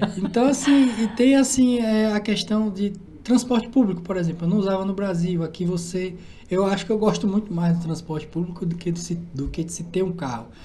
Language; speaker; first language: Portuguese; native; Portuguese